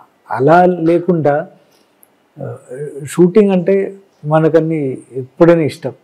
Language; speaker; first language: Telugu; non-native, learner; Malayalam